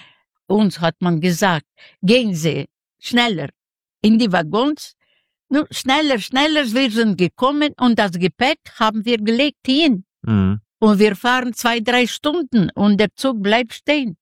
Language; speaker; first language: German; non-native, learner; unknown